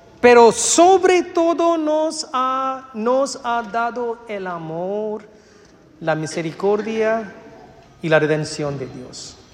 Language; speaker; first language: Spanish; non-native, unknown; Malayalam